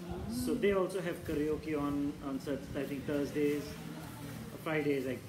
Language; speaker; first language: English; non-native, local second language; Konkani